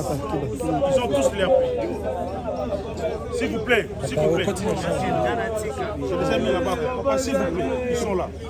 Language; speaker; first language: French; non-native, local second language; Lingala